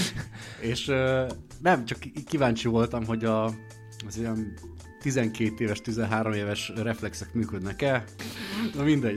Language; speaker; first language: Hungarian; native; Hungarian